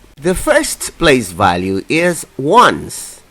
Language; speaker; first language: English; non-native, local second language; Filipino